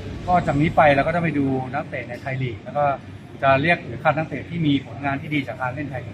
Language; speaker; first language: Thai; native; Thai